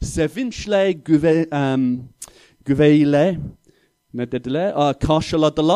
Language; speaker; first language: Turkish; non-native, fluent; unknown